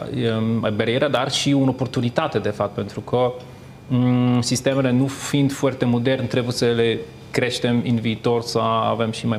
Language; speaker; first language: Romanian; non-native, fluent; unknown